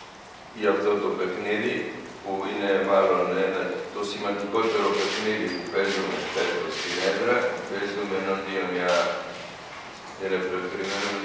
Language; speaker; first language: Greek; non-native, fluent; Serbian